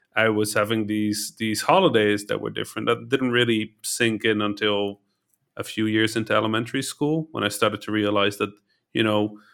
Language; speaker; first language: English; early bilingual, heritage; Dutch